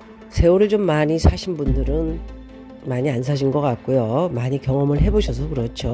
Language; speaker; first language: Korean; native; Korean